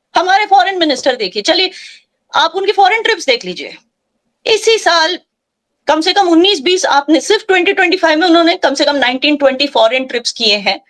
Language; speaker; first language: Urdu; non-native, local second language; Kashmiri